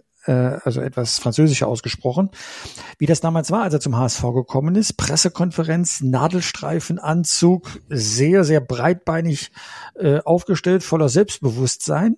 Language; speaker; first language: German; native; German